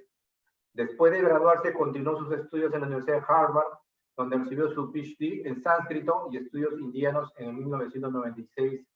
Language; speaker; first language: Spanish; native; Spanish